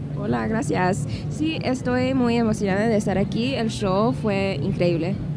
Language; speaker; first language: Spanish; early bilingual, heritage; Spanish